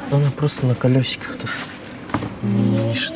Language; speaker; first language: Russian; native; Russian